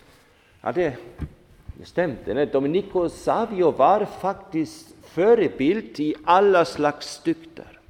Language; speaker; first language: Swedish; non-native, fluent; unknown